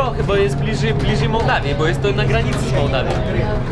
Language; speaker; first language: Polish; non-native, learner; Russian